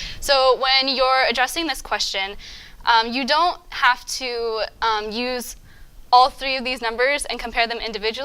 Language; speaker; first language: English; native; English